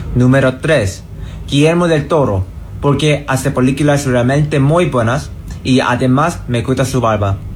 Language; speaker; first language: Spanish; non-native, fluent; Korean